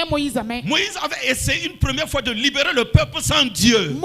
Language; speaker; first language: French; non-native, local second language; Mossi